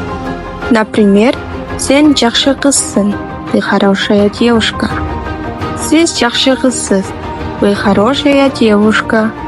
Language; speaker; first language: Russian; non-native, local second language; Kyrgyz